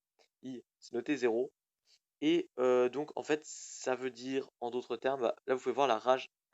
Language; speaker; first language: French; native; French